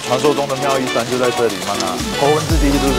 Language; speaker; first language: Chinese; native; Chinese